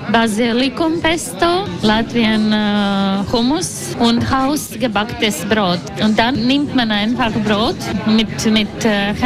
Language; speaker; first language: German; non-native, fluent; Latvian